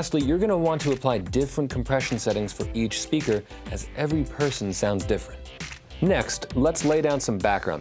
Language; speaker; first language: English; native; English